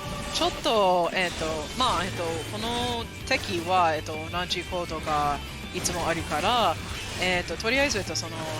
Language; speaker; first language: Japanese; non-native, fluent; English